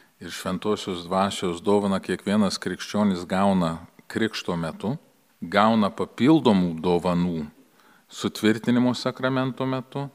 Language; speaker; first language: Lithuanian; early bilingual, heritage; Lithuanian